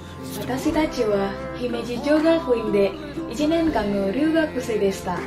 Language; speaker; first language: Japanese; non-native, learner; Indonesian